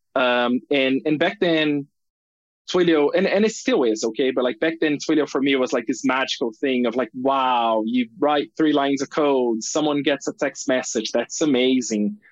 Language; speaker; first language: English; non-native, fluent; Portuguese